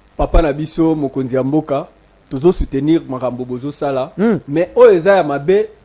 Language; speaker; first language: Lingala; native; Lingala